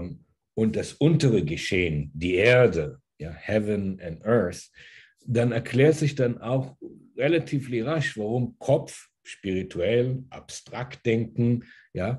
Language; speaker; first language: German; early bilingual, heritage; German